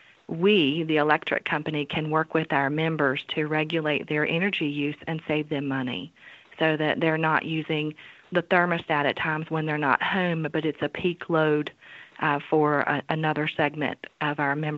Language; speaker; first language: English; native; English